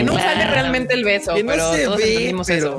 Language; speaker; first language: Spanish; native; Spanish